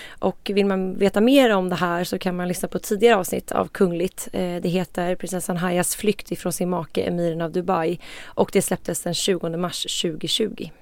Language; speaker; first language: Swedish; native; Swedish